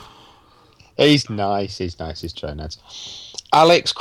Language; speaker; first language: English; native; English